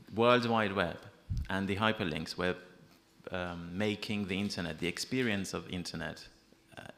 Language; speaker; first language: English; non-native, fluent; Persian